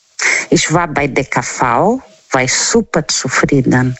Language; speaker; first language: German; non-native, learner; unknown